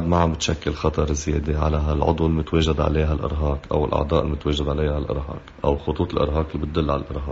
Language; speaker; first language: Arabic; native; Arabic